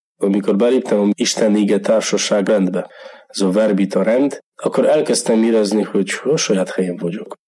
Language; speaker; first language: Hungarian; non-native, learner; Polish